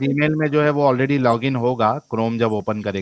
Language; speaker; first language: Hindi; native; Hindi